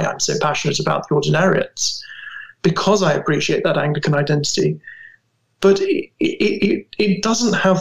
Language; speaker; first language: English; native; English